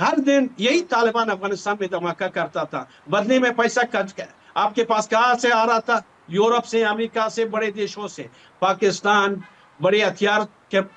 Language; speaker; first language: Hindi; non-native, learner; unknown